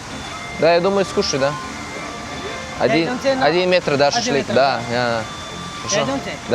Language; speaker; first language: Russian; non-native, learner; Lithuanian